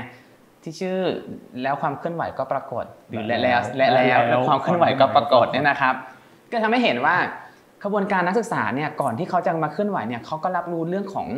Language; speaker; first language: Thai; native; Thai